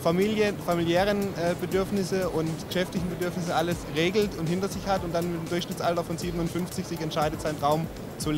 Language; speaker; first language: German; native; German